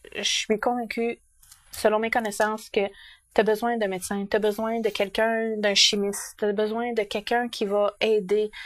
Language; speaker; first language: French; native; French